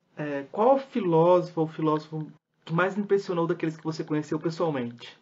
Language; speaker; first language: Portuguese; native; Portuguese